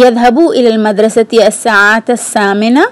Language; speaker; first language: Arabic; non-native, fluent; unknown